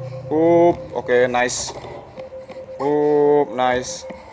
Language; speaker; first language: English; non-native, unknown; Indonesian